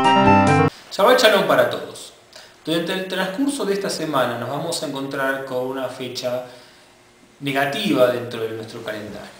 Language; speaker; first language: Spanish; native; Spanish